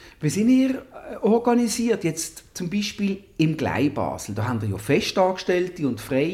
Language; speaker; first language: German; native; German